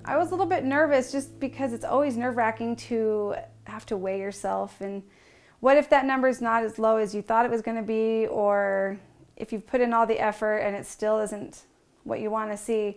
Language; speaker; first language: English; native; English